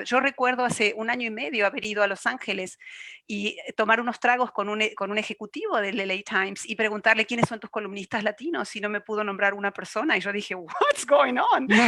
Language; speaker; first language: Spanish; native; Spanish